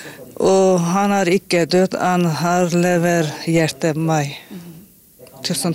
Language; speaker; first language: Norwegian; non-native, learner; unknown